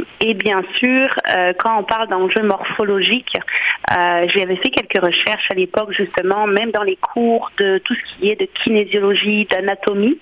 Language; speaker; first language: French; native; French